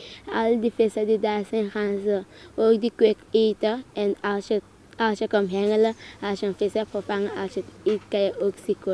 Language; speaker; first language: Dutch; non-native, local second language; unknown